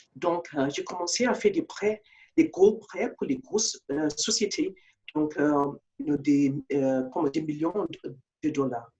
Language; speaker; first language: French; non-native, fluent; English